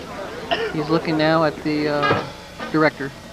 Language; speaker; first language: English; native; English